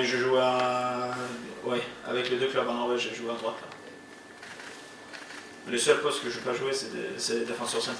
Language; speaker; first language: French; non-native, fluent; Norwegian